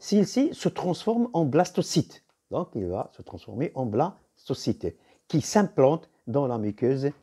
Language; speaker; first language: French; non-native, local second language; Arabic